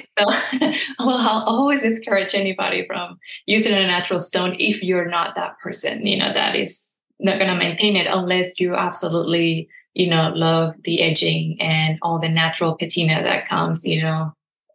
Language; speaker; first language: English; non-native, fluent; Spanish